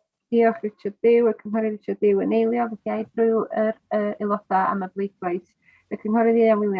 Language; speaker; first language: Welsh; native; Welsh